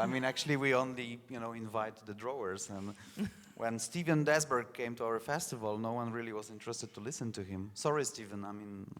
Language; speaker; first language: English; non-native, fluent; Polish